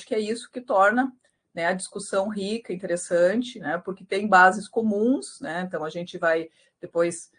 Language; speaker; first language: Portuguese; native; Portuguese